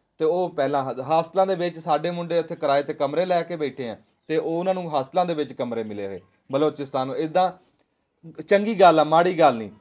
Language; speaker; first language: Punjabi; native; Punjabi